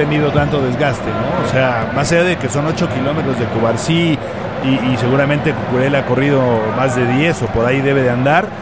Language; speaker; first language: Spanish; native; Spanish